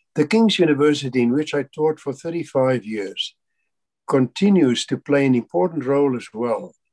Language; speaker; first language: English; non-native, local second language; Afrikaans